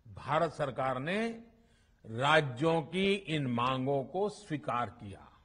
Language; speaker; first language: Hindi; non-native, local second language; Gujarati